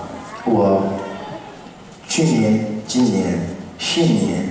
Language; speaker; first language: Chinese; non-native, learner; Korean